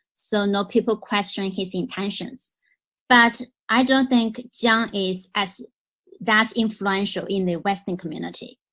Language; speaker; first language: English; non-native, fluent; Chinese